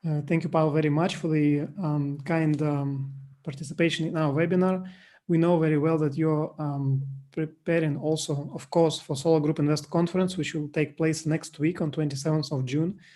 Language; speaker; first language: English; non-native, fluent; Russian